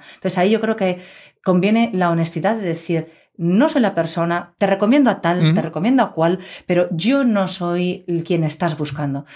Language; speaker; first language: Spanish; native; Spanish